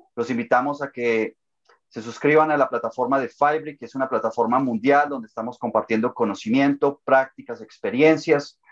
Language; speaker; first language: Spanish; native; Spanish